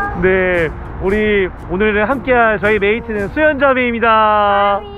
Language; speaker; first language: Korean; native; Korean